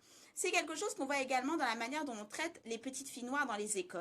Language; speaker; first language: French; native; French